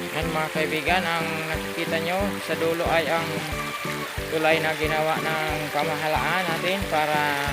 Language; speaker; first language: Filipino; non-native, local second language; Bikol